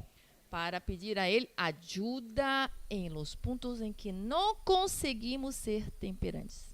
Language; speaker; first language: Portuguese; non-native, learner; Spanish